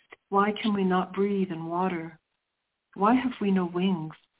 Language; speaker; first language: English; early bilingual, other home language; Sicilian